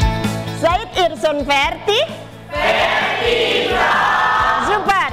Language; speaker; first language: German; non-native, fluent; Indonesian